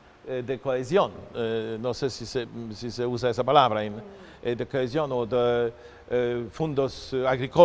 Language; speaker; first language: Portuguese; non-native, fluent; Polish